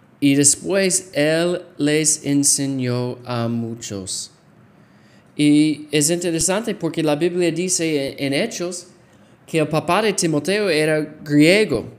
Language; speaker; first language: Spanish; non-native, fluent; English